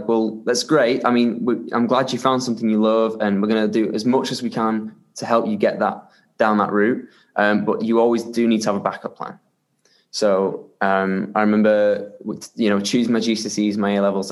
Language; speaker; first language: English; native; English